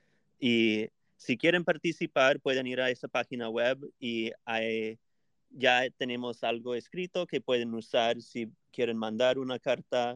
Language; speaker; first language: Spanish; non-native, fluent; English